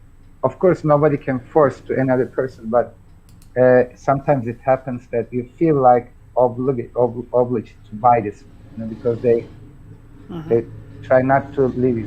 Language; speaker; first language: English; non-native, fluent; Turkish